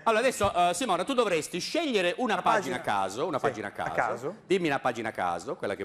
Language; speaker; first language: Italian; native; Italian